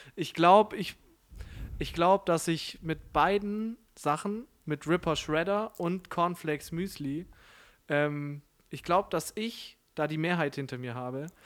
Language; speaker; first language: German; native; German